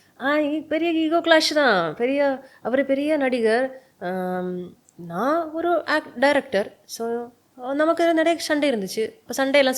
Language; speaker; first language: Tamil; non-native, learner; Malayalam